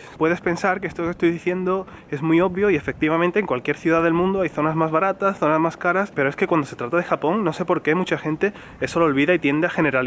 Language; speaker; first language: Spanish; native; Spanish